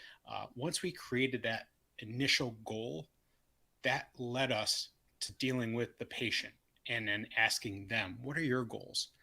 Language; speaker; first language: English; native; English